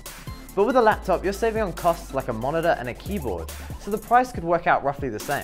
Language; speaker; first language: English; native; English